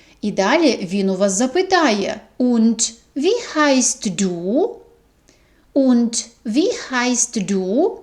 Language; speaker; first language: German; non-native, fluent; Ukrainian